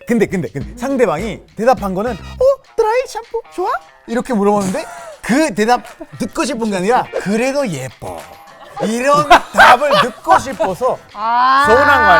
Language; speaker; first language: Korean; non-native, fluent; Spanish